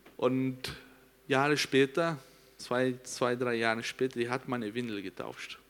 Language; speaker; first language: German; non-native, learner; Portuguese